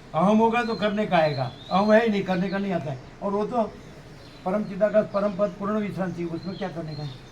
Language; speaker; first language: Hindi; non-native, local second language; Gujarati